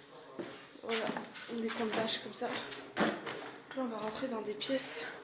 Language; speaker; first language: French; native; French